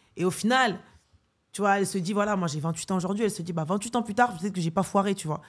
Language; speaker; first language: French; native; French